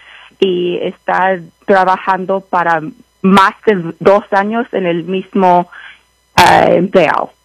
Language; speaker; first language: Spanish; early bilingual, heritage; Spanish